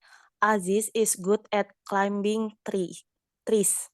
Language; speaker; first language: English; non-native, learner; Indonesian